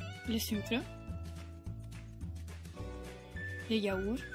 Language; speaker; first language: French; non-native, learner; Italian